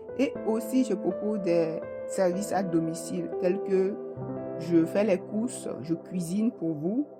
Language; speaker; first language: French; non-native, local second language; Ewe